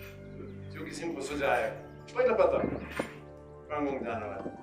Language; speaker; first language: Nepali; non-native, learner; English